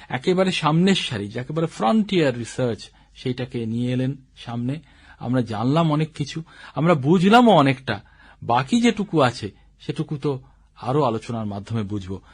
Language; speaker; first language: Bangla; native; Bangla